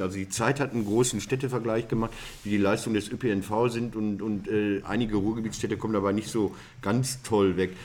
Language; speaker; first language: German; native; German